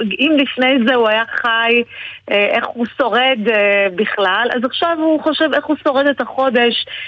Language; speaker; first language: Hebrew; early bilingual, other home language; Persian